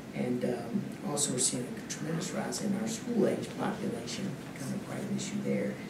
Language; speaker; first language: English; native; English